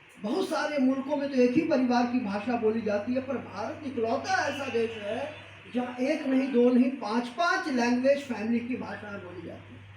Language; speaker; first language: Hindi; native; Hindi